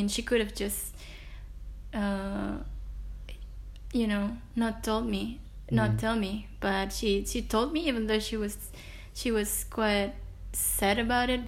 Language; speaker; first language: English; non-native, fluent; Indonesian